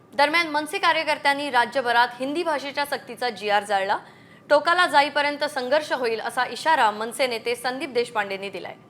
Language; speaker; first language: Marathi; native; Marathi